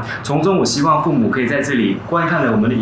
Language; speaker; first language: Chinese; native; Chinese